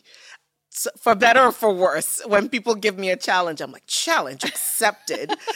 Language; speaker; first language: English; non-native, local second language; Yoruba